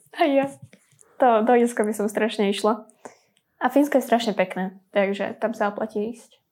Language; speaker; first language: Slovak; non-native, local second language; Hungarian